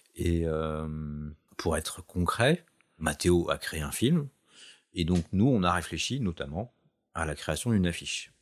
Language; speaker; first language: French; native; French